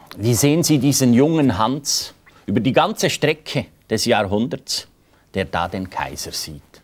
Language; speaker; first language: German; native; German